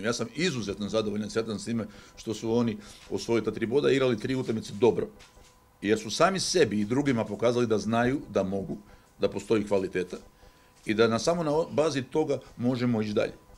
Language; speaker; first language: Croatian; native; Croatian